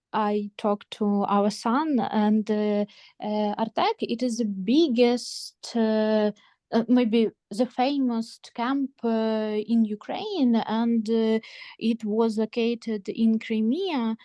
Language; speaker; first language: English; non-native, learner; Ukrainian